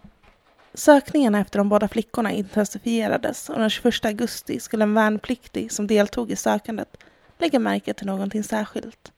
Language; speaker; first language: Swedish; native; Swedish